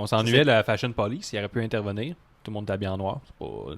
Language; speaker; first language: French; native; French